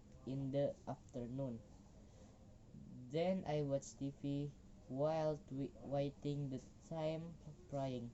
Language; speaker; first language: English; non-native, learner; Indonesian